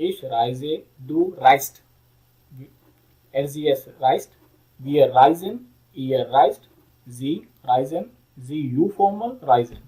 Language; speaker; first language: German; non-native, learner; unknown